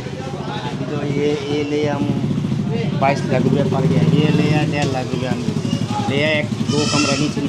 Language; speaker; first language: Hindi; early bilingual, other home language; Bangla